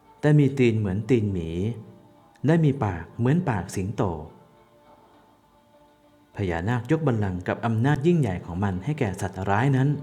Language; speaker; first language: Thai; native; Thai